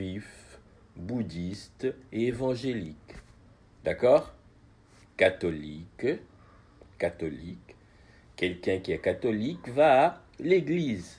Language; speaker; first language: French; non-native, fluent; Portuguese